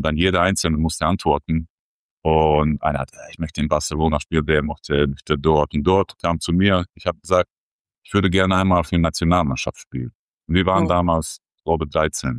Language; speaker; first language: German; non-native, fluent; Croatian